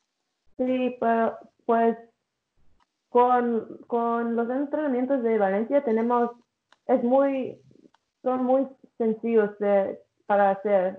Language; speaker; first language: Spanish; early bilingual, heritage; English